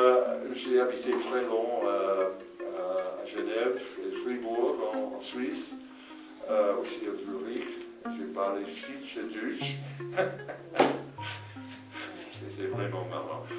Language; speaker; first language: French; non-native, fluent; English